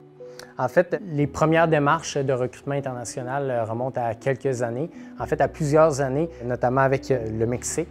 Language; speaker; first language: French; native; French